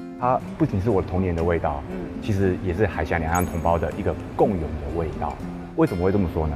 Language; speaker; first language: Chinese; native; Chinese